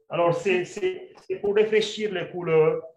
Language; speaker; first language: French; non-native, local second language; Arabic